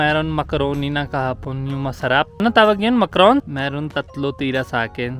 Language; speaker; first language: Filipino; non-native, learner; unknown